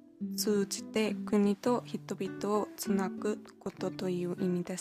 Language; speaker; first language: Japanese; non-native, learner; German